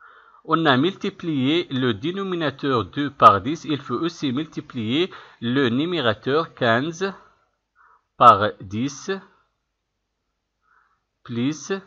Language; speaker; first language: French; non-native, local second language; Arabic